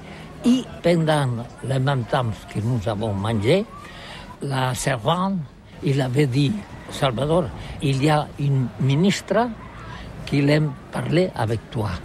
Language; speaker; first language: French; non-native, learner; Catalan